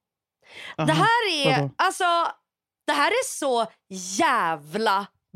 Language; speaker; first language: Swedish; native; Swedish